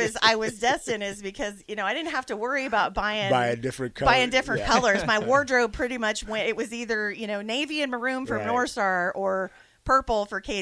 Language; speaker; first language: English; native; English